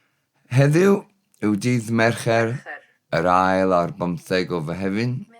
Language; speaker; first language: Welsh; non-native, learner; English